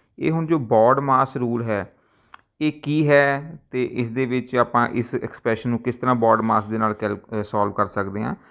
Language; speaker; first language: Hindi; non-native, local second language; Punjabi